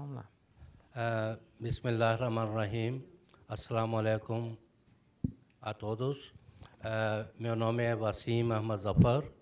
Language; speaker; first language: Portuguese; non-native, fluent; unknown